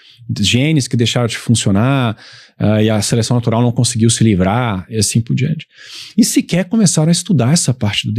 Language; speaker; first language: Portuguese; native; Portuguese